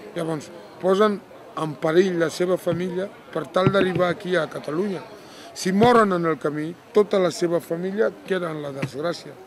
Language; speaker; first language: Catalan; non-native, fluent; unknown